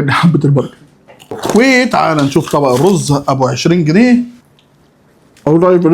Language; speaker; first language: Arabic; native; Arabic